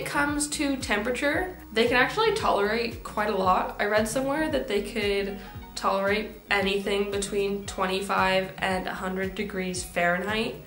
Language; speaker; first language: English; native; English